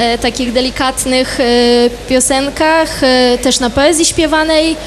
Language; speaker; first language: Polish; native; Polish